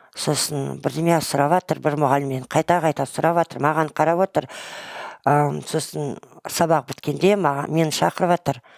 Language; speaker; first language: Kazakh; non-native, local second language; Russian